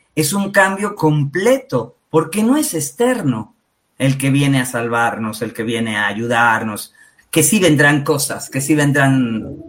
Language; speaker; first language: Spanish; native; Spanish